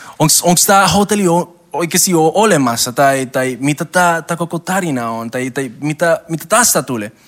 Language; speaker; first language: Finnish; non-native, learner; Spanish